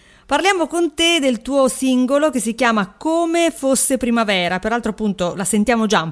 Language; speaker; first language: Italian; native; Italian